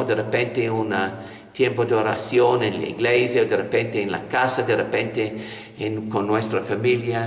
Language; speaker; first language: Spanish; non-native, fluent; English